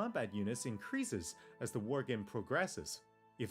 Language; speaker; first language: English; native; English